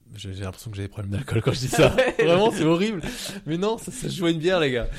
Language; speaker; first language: French; early bilingual, other home language; Vietnamese